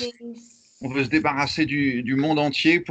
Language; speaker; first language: French; native; French